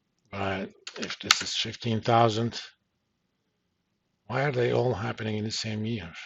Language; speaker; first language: English; native; English